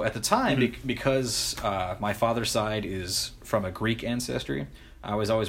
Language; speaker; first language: English; native; English